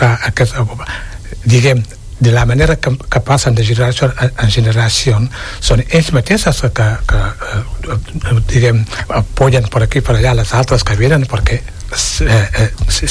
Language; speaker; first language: Catalan; non-native, fluent; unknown